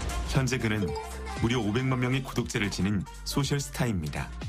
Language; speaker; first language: Korean; native; Korean